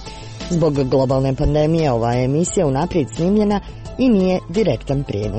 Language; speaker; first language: Croatian; native; Croatian